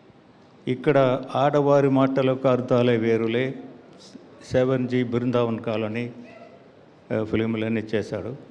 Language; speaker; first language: Telugu; non-native, learner; Tamil